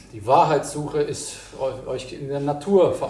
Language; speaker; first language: German; native; German